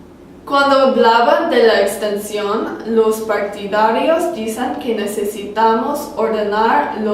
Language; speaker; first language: Spanish; non-native, learner; English